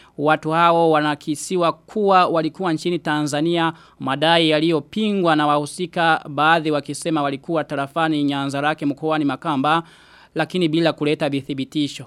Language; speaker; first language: Swahili; non-native, local second language; Rundi